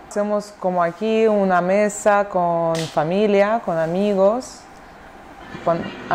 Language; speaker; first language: Spanish; non-native, fluent; Russian